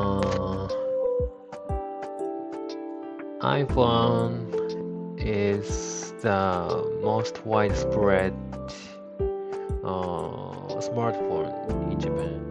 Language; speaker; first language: English; non-native, learner; Japanese